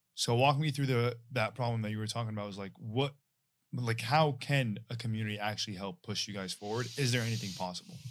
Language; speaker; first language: English; non-native, fluent; Arabic